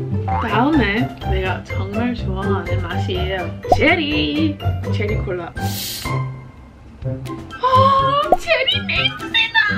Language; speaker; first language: Korean; non-native, fluent; English